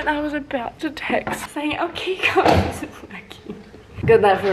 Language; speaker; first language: English; native; English